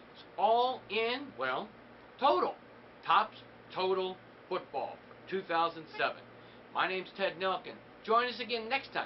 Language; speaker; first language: English; native; English